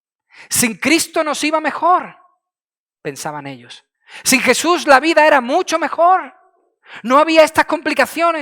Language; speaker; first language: Spanish; native; Spanish